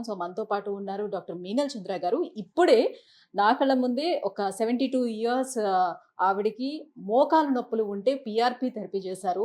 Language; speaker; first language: Telugu; native; Telugu